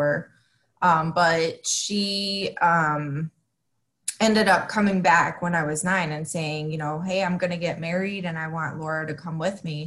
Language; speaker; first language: English; early bilingual, other home language; Spanish